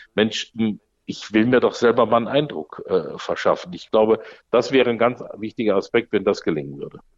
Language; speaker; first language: German; native; German